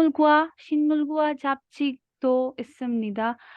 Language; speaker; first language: Korean; non-native, learner; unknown